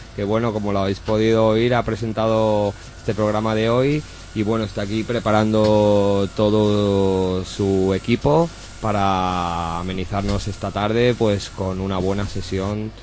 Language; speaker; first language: Spanish; native; Spanish